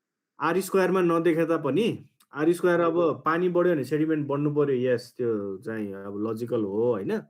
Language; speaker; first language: Nepali; native; Nepali